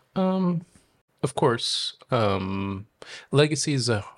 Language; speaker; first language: English; native; English